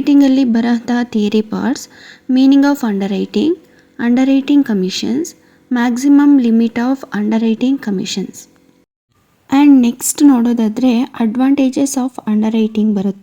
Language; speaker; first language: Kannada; native; Kannada